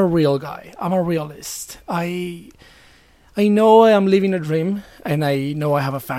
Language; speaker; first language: English; non-native, fluent; Spanish